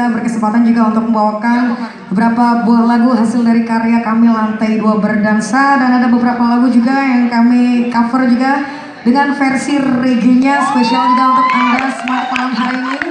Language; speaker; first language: Indonesian; native; Indonesian